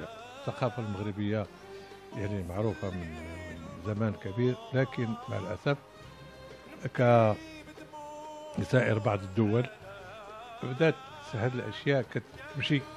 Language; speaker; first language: Arabic; native; Arabic